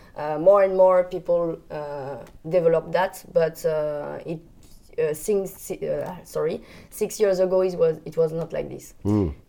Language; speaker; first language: English; non-native, learner; French